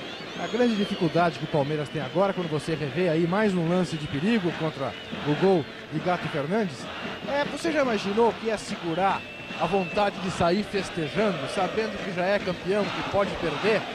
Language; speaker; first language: Portuguese; native; Portuguese